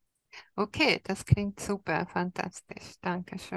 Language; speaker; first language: German; non-native, fluent; Hungarian